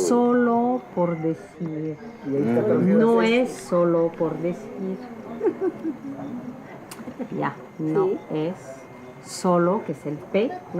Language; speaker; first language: Spanish; non-native, fluent; French